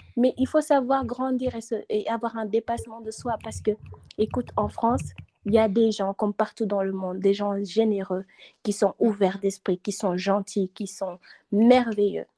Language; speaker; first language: French; non-native, local second language; Wolof